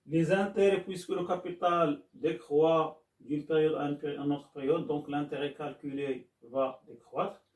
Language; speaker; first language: French; non-native, local second language; Arabic